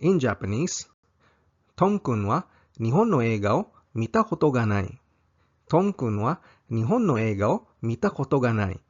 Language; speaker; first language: Japanese; non-native, fluent; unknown